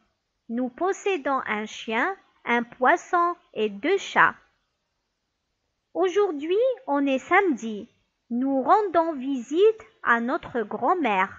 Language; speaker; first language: French; non-native, local second language; Arabic